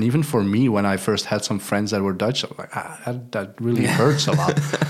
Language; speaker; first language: English; non-native, fluent; Dutch